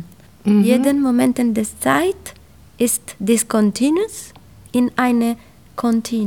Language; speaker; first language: German; non-native, learner; Italian